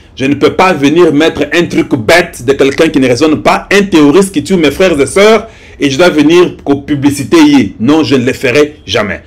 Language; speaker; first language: French; non-native, local second language; Lingala